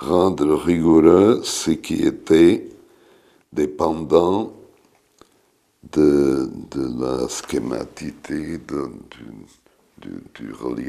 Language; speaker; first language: French; non-native, fluent; Portuguese